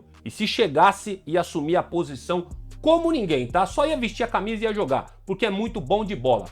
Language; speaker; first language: Portuguese; native; Portuguese